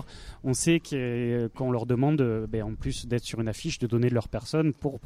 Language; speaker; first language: French; native; French